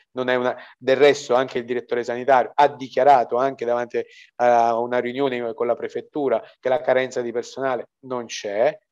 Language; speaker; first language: Italian; native; Italian